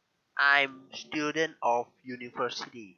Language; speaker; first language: English; non-native, learner; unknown